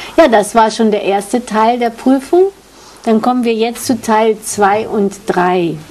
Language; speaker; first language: German; native; German